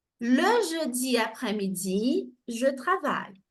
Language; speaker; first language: French; non-native, fluent; Portuguese